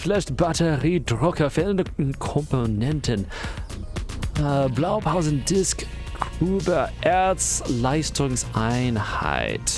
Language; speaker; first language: German; non-native, fluent; English